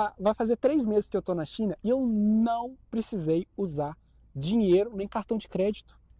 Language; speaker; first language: Portuguese; native; Portuguese